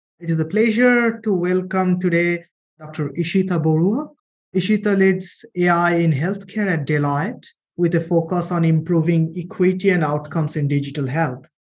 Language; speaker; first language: English; non-native, local second language; Bangla